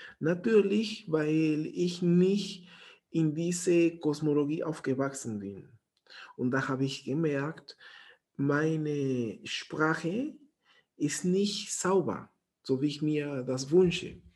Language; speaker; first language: German; non-native, fluent; Spanish